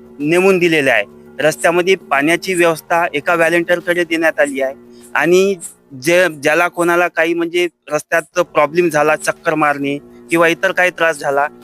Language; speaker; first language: Marathi; non-native, local second language; Lambadi